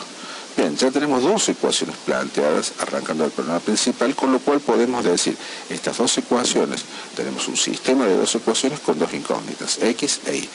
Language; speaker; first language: Spanish; native; Spanish